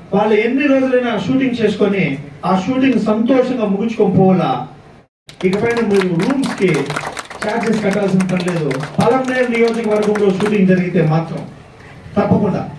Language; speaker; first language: Telugu; native; Telugu